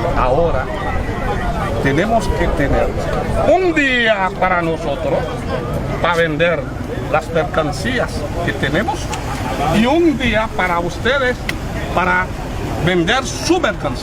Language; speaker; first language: Spanish; non-native, fluent; Haitian Creole